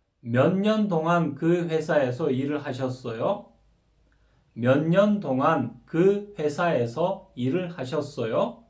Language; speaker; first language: Korean; non-native, fluent; Kyrgyz